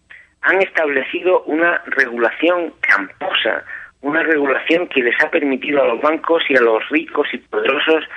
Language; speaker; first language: Spanish; native; Spanish